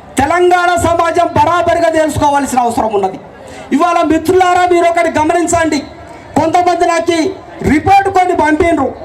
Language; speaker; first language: Telugu; non-native, local second language; Koya